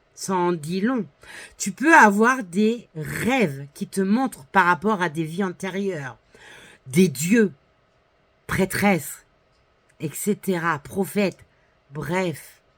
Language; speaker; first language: French; native; French